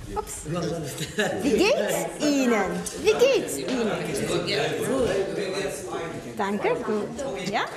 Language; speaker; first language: German; early bilingual, heritage; German